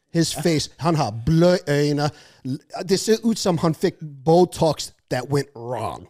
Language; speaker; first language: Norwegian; non-native, fluent; English